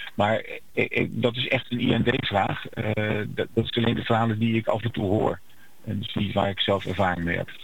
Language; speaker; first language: Dutch; native; Dutch